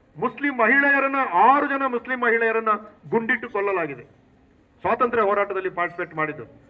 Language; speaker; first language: Kannada; non-native, local second language; Tulu